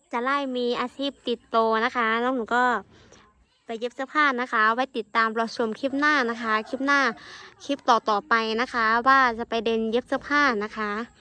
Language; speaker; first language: Thai; non-native, local second language; Shan